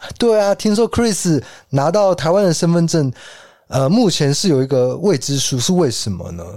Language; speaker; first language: Chinese; native; Chinese